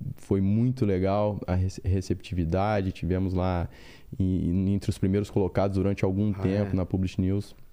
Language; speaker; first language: Portuguese; native; Portuguese